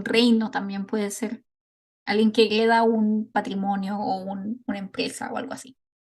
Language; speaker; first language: Spanish; native; Spanish